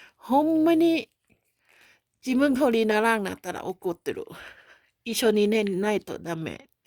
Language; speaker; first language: Japanese; non-native, learner; Thai